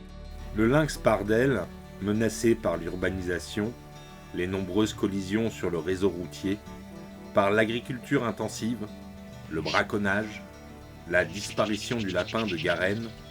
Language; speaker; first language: French; native; French